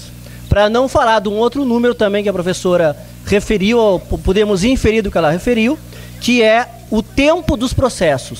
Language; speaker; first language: Portuguese; native; Portuguese